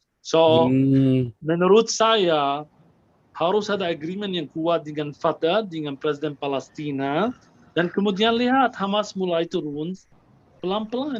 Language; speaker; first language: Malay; non-native, fluent; Arabic